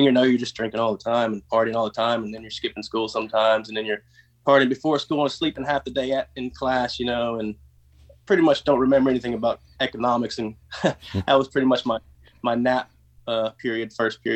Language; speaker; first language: English; native; English